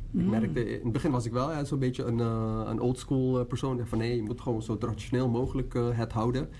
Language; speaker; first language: Dutch; native; Dutch